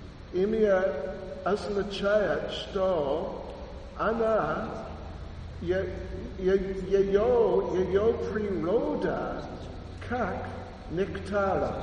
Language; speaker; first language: Russian; non-native, learner; English